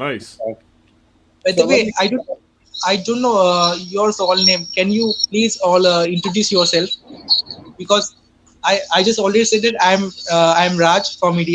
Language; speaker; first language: English; non-native, learner; Hindi